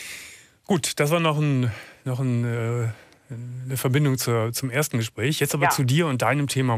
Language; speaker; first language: German; native; German